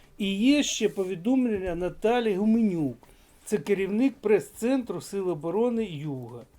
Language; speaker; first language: Ukrainian; non-native, local second language; Russian